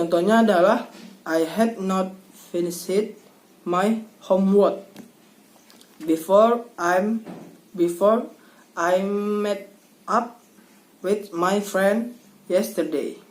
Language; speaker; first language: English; non-native, learner; Indonesian